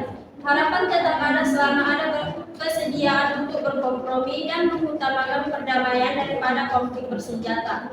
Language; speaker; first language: Indonesian; native; Indonesian